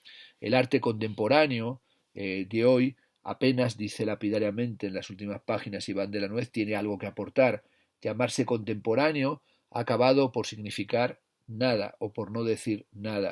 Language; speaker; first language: Spanish; native; Spanish